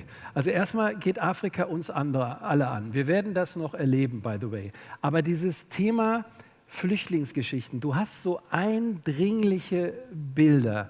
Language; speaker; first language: German; native; German